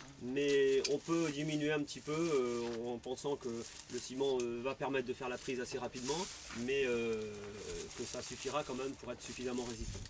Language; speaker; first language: French; native; French